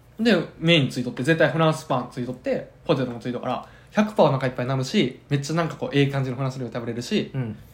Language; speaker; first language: Japanese; native; Japanese